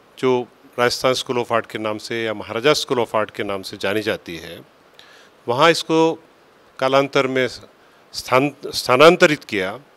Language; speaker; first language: Hindi; native; Hindi